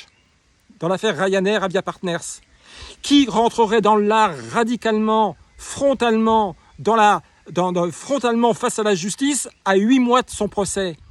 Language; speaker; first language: French; native; French